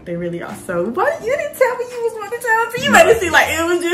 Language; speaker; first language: English; native; English